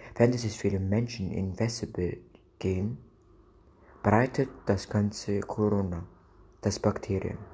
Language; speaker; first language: German; non-native, local second language; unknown